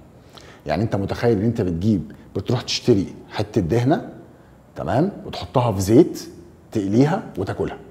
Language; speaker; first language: Arabic; native; Arabic